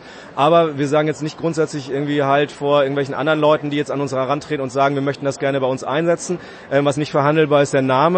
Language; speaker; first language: German; native; German